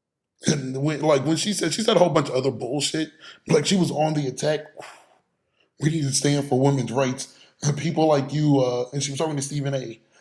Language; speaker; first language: English; native; English